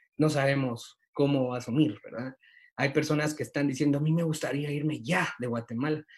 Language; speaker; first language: Spanish; native; Spanish